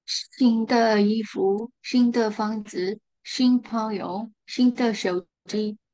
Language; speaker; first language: Chinese; non-native, learner; Thai